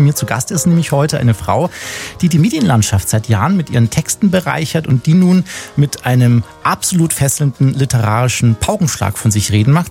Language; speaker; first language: German; native; German